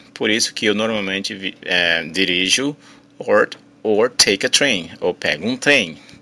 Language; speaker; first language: Portuguese; native; Portuguese